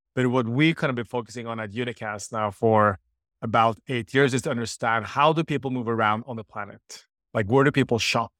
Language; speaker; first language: English; non-native, fluent; Norwegian